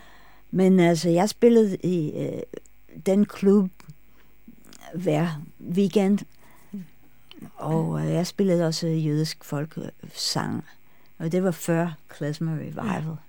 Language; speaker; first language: Danish; non-native, fluent; English